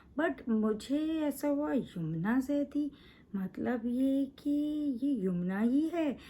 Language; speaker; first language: Urdu; native; Urdu